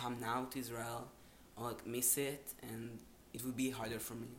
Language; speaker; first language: English; non-native, fluent; Hebrew